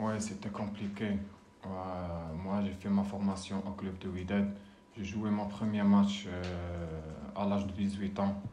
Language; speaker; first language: French; non-native, learner; Arabic